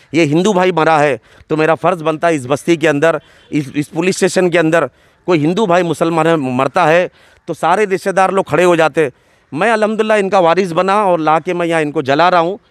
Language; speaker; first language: Hindi; native; Hindi